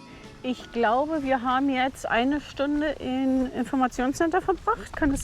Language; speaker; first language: German; native; German